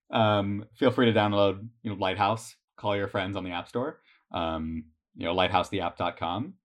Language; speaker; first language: English; native; English